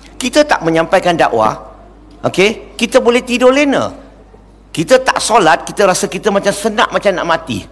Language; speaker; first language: Malay; non-native, local second language; Chinese